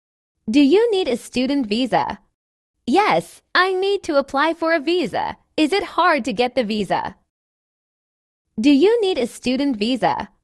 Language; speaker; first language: English; non-native, fluent; Burmese